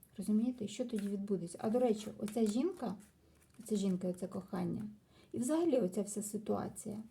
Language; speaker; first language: Ukrainian; non-native, local second language; Russian